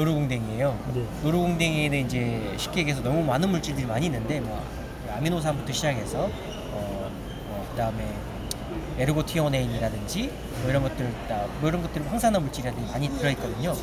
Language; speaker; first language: Korean; native; Korean